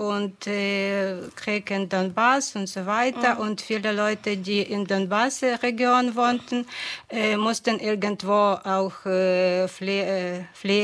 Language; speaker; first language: German; non-native, fluent; Ukrainian